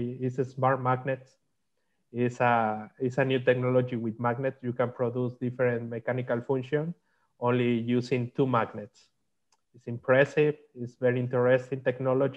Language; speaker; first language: English; non-native, learner; Spanish